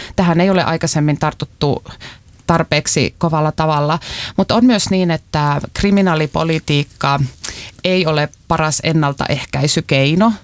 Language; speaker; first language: Finnish; native; Finnish